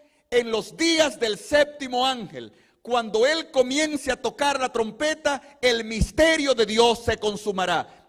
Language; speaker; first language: Spanish; native; Spanish